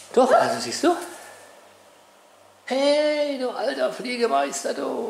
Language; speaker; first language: German; native; German